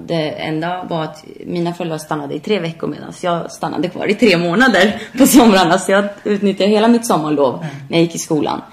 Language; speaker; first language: Swedish; early bilingual, other home language; Albanian